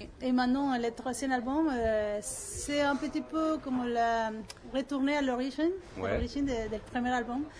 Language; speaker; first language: French; non-native, learner; Spanish